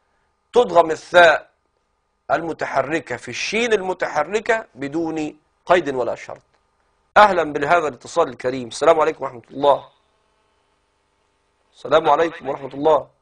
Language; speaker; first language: Arabic; native; Arabic